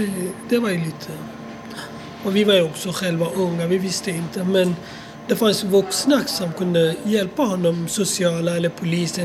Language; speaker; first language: Swedish; non-native, fluent; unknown